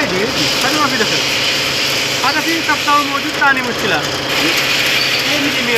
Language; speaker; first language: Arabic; non-native, learner; Hindi